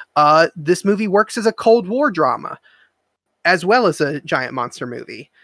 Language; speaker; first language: English; native; English